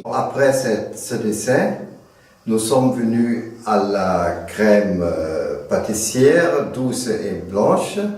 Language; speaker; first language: French; non-native, fluent; German